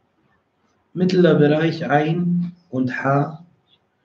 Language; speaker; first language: German; non-native, fluent; Arabic